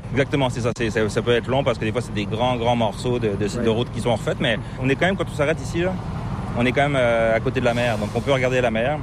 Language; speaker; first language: French; native; French